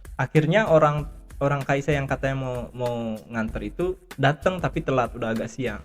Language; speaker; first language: Indonesian; native; Indonesian